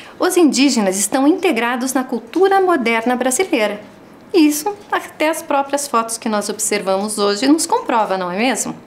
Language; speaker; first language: Portuguese; native; Portuguese